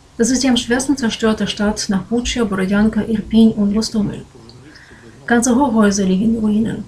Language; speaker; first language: German; non-native, fluent; Ukrainian